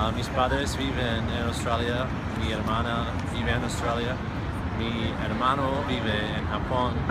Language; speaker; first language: Spanish; non-native, fluent; English